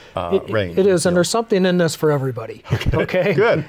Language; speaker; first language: English; native; English